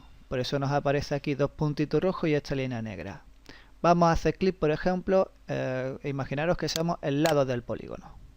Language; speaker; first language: Spanish; native; Spanish